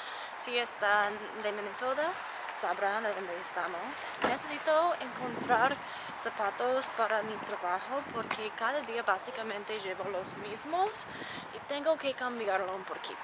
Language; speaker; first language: Spanish; non-native, learner; English